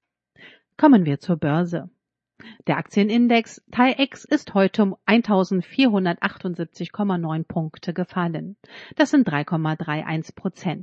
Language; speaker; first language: German; native; German